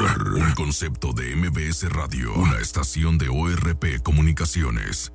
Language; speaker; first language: Spanish; native; Spanish